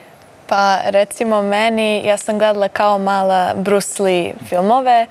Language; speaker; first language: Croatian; early bilingual, heritage; Serbian